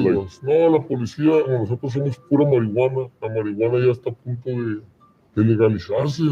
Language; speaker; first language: Spanish; native; Spanish